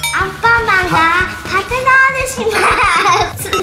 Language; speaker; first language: Japanese; early bilingual, heritage; Japanese